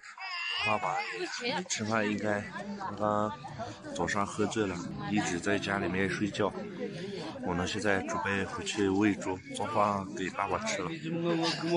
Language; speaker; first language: Chinese; non-native, local second language; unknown